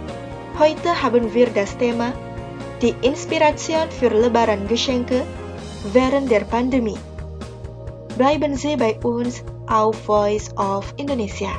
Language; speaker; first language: German; non-native, fluent; Indonesian